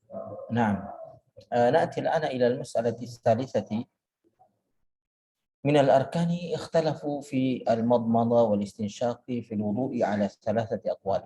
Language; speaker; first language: Arabic; non-native, fluent; Indonesian